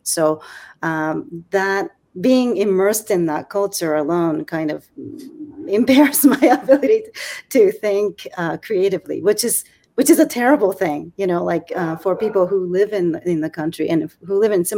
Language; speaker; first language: English; non-native, fluent; Japanese